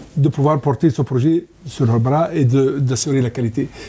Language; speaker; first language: French; non-native, local second language; Arabic